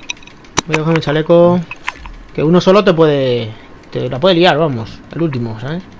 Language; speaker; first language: Spanish; native; Spanish